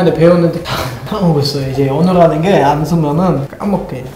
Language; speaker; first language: Korean; non-native, fluent; German